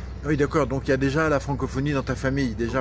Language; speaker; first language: French; native; French